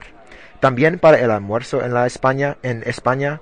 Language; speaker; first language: Spanish; non-native, learner; English